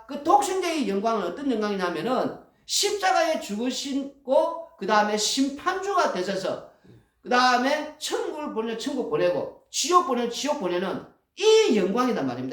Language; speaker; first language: Korean; native; Korean